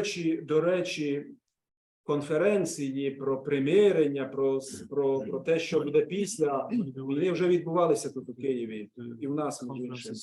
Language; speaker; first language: Ukrainian; native; Ukrainian